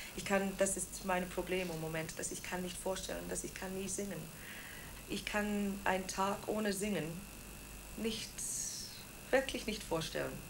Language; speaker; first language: German; non-native, fluent; Welsh